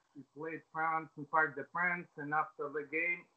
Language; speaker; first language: English; non-native, fluent; Albanian